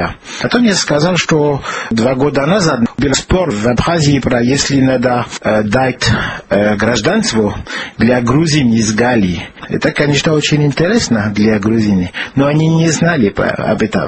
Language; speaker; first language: Russian; non-native, learner; French